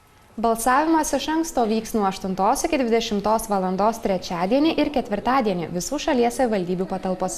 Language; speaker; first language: Lithuanian; native; Lithuanian